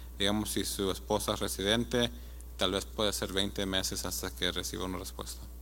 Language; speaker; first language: Spanish; early bilingual, heritage; Spanish